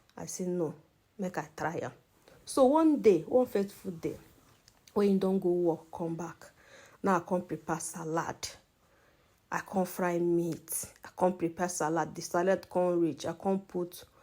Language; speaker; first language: Nigerian Pidgin; non-native, local second language; Igbo